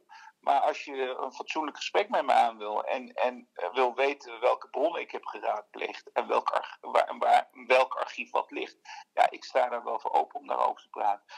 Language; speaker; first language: Dutch; early bilingual, other home language; Turkish